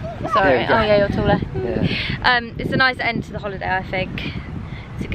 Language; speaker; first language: English; native; English